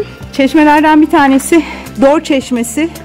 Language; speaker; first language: Turkish; native; Turkish